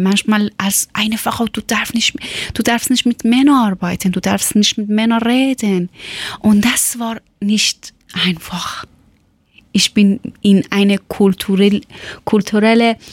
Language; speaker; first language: German; non-native, learner; Persian